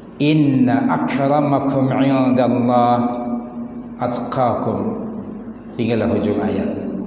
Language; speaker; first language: Malay; non-native, local second language; Sundanese